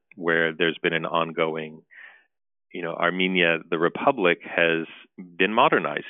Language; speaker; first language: English; early bilingual, other home language; Turkish